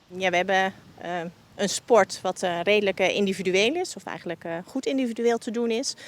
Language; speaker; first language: Dutch; native; Dutch